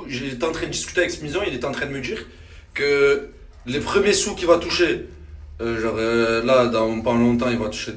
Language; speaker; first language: French; native; French